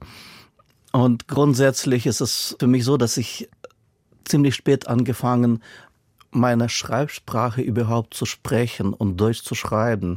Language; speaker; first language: German; non-native, fluent; Russian